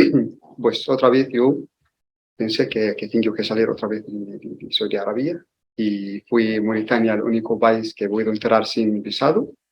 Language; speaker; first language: Spanish; non-native, learner; Arabic